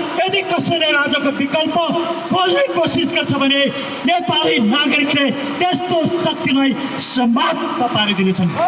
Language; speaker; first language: Nepali; native; Nepali